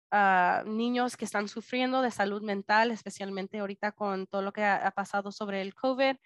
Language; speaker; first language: Spanish; early bilingual, heritage; Spanish